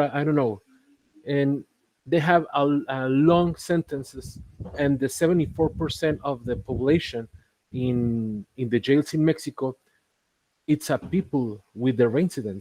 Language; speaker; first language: English; non-native, learner; Spanish